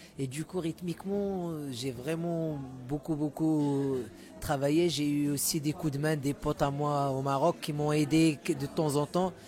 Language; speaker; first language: French; non-native, local second language; Arabic